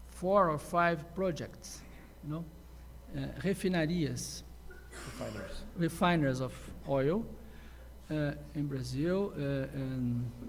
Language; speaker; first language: English; non-native, learner; Portuguese